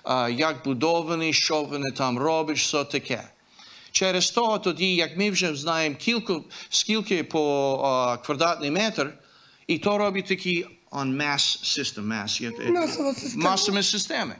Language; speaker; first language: Ukrainian; early bilingual, heritage; Ukrainian